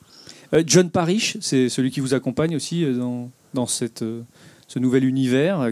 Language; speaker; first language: French; native; French